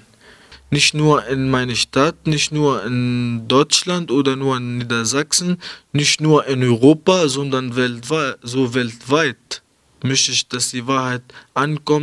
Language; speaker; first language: German; early bilingual, other home language; Arabic